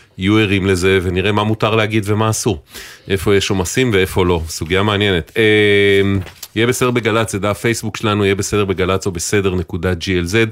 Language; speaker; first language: Hebrew; native; Hebrew